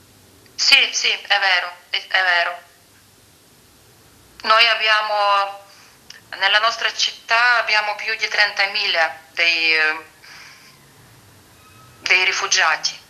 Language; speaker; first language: Italian; non-native, fluent; Ukrainian